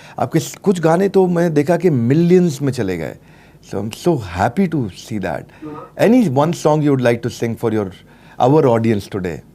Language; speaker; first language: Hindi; native; Hindi